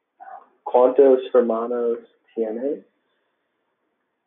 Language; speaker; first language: Spanish; non-native, learner; English